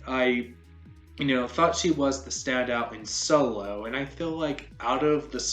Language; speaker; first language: English; native; English